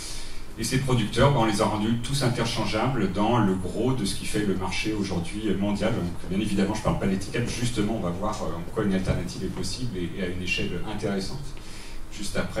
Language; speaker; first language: French; native; French